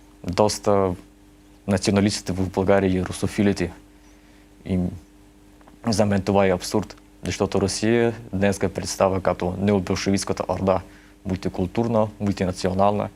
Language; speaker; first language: Bulgarian; early bilingual, heritage; Russian